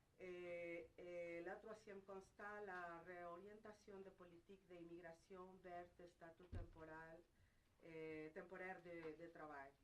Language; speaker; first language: French; non-native, fluent; Spanish